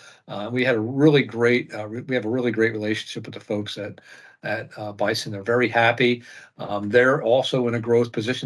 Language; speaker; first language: English; native; English